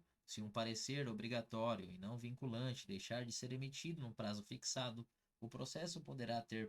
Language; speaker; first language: Portuguese; native; Portuguese